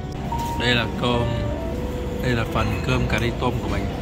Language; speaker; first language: Vietnamese; early bilingual, heritage; Vietnamese